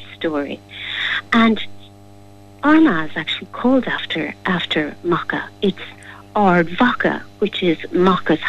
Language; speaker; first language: English; native; English